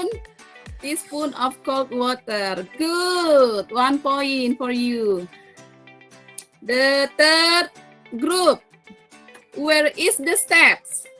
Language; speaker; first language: English; non-native, learner; Indonesian